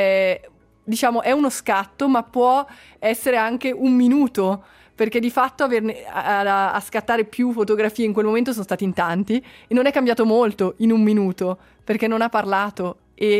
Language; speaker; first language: Italian; native; Italian